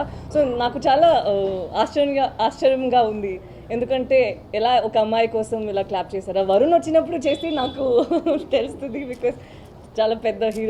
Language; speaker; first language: Telugu; non-native, local second language; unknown